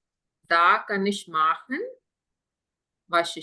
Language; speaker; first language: German; non-native, fluent; Tamil